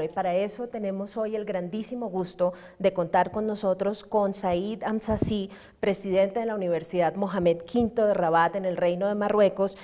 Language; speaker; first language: Spanish; native; Spanish